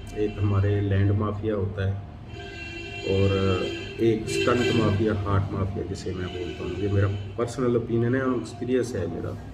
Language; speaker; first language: Hindi; non-native, local second language; Punjabi